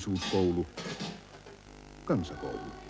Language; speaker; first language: Finnish; native; Finnish